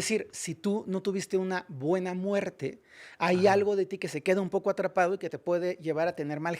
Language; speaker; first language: Spanish; native; Spanish